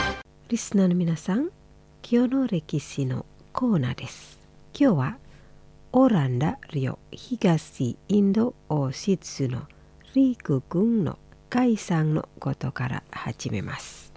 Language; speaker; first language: Japanese; non-native, fluent; Indonesian